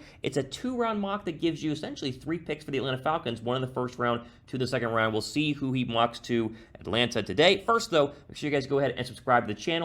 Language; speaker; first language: English; native; English